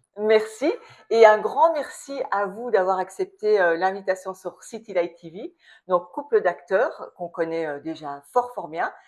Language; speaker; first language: French; native; French